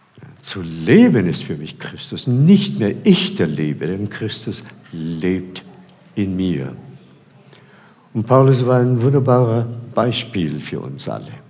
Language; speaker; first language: German; non-native, fluent; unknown